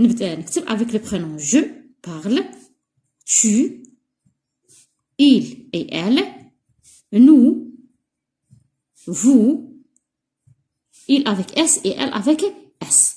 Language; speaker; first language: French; non-native, local second language; Arabic